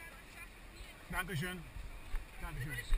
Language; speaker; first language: German; non-native, learner; English